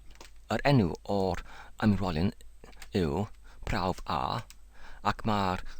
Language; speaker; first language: Welsh; non-native, learner; English